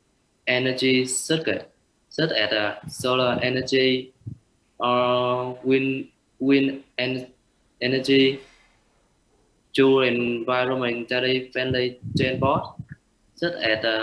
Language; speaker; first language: English; non-native, learner; Vietnamese